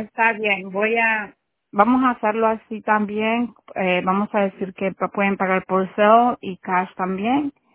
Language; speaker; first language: Spanish; native; Spanish